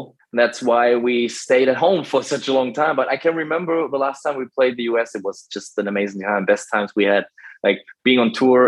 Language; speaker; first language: English; non-native, fluent; German